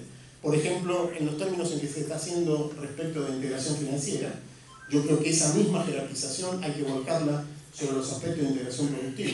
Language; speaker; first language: Spanish; native; Spanish